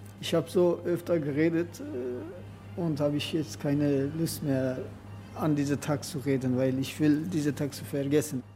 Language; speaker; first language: German; non-native, learner; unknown